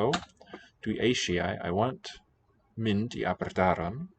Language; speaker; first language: Welsh; non-native, learner; English